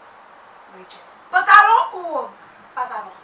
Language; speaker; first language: French; non-native, local second language; Haitian Creole